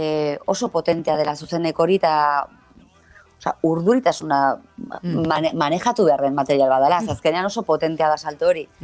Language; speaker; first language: Basque; native; Basque